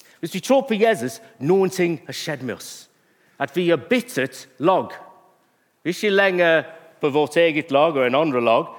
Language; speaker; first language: Norwegian; non-native, fluent; English